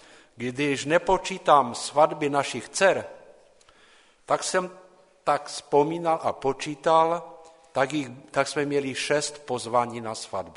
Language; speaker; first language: Czech; non-native, local second language; Polish